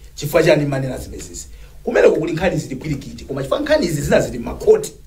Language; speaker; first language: Nyanja; native; Nyanja